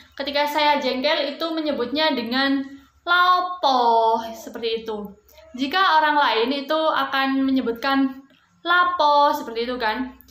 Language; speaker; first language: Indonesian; non-native, local second language; Javanese